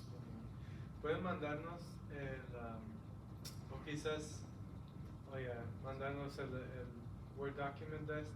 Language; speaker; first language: Spanish; early bilingual, heritage; Spanish